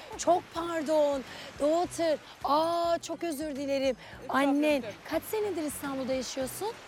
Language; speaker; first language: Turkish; native; Turkish